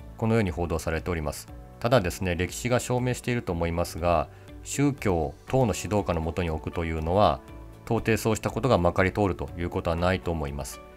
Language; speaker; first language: Japanese; native; Japanese